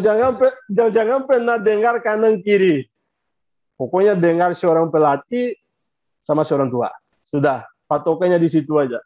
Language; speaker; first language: Indonesian; non-native, fluent; Portuguese